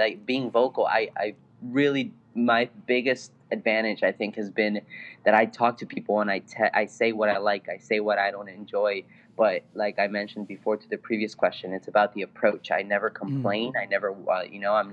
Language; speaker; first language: English; non-native, fluent; Spanish